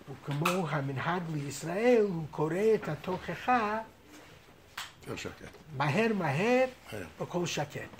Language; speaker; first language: Hebrew; non-native, fluent; English